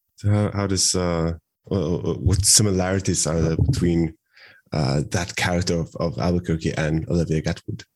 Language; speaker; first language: English; non-native, fluent; Norwegian